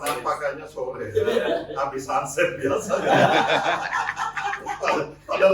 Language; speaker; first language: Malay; non-native, local second language; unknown